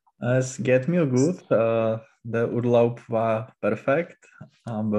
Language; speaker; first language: German; non-native, learner; Czech